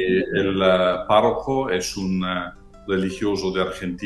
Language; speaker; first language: Spanish; non-native, fluent; Italian